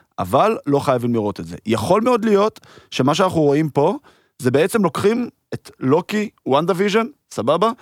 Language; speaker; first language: Hebrew; early bilingual, heritage; Hebrew